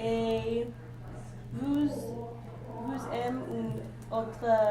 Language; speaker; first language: French; non-native, learner; English